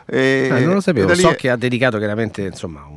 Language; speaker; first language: Italian; native; Italian